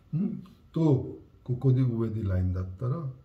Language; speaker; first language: Japanese; non-native, learner; Hindi